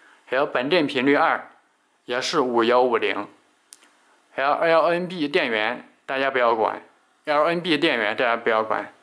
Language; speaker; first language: Chinese; native; Chinese